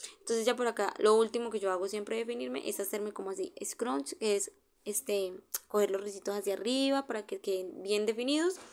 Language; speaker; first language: Spanish; native; Spanish